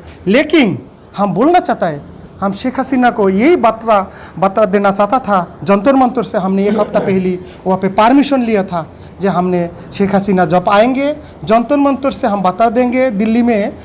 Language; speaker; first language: Hindi; non-native, local second language; Bangla